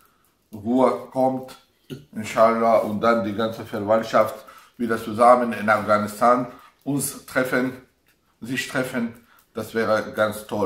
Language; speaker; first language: German; non-native, learner; Pashto